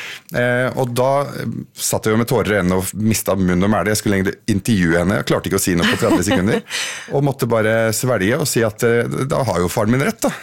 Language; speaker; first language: Norwegian; early bilingual, other home language; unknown